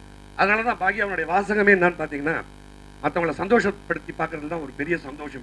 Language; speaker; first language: Tamil; native; Tamil